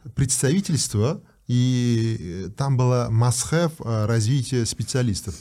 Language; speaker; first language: Russian; non-native, local second language; Uzbek